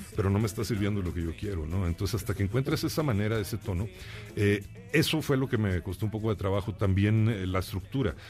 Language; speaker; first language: Spanish; native; Spanish